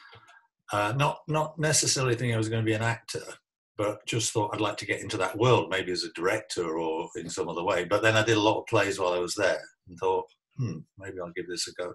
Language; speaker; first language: English; native; English